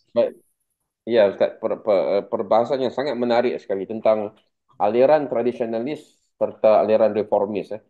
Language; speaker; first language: Malay; native; Malay